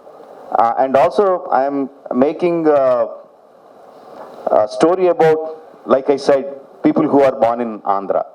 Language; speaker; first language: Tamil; non-native, local second language; Telugu